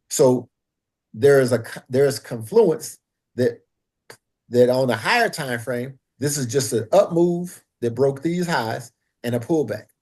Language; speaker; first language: English; native; English